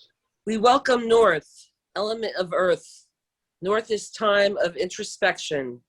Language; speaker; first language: English; native; English